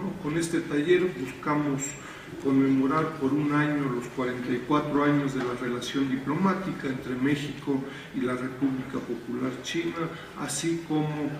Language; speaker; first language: Spanish; native; Spanish